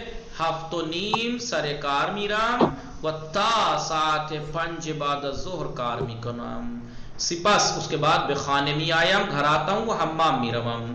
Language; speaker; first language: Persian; non-native, learner; Urdu